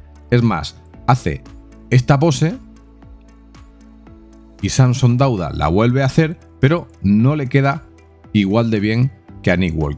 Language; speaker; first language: Spanish; native; Spanish